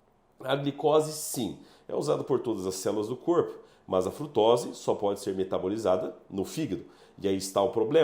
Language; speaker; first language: Portuguese; native; Portuguese